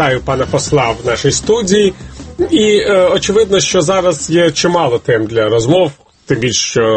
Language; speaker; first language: Ukrainian; native; Ukrainian